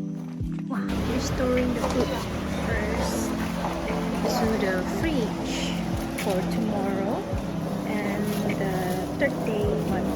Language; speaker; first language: English; non-native, local second language; Malay